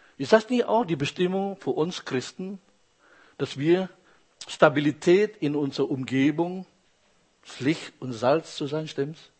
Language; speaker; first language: German; non-native, fluent; Indonesian